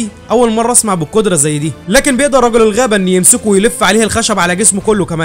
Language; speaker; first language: Arabic; native; Arabic